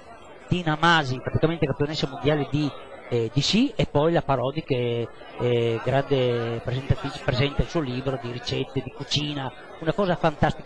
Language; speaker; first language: Italian; native; Italian